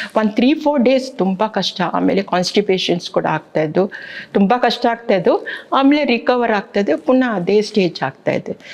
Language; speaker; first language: Kannada; non-native, local second language; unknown